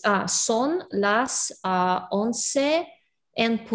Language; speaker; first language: Spanish; non-native, learner; Russian